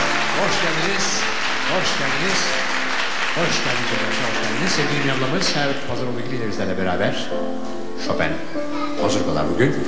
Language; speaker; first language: Turkish; native; Turkish